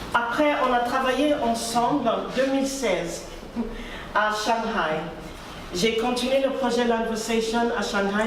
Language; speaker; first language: French; non-native, fluent; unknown